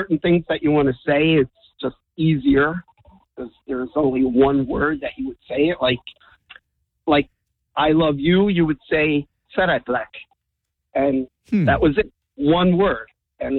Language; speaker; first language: English; non-native, local second language; Hungarian